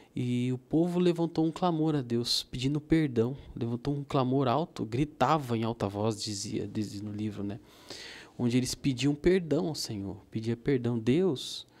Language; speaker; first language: Portuguese; native; Portuguese